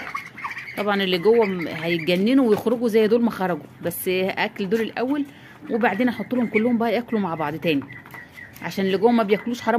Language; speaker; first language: Arabic; native; Arabic